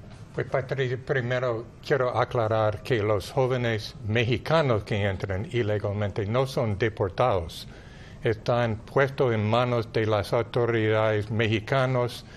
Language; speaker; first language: Spanish; non-native, fluent; English